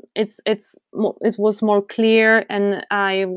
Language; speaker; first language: English; non-native, fluent; Polish